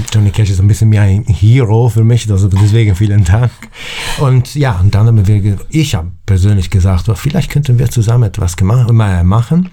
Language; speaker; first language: German; non-native, fluent; Italian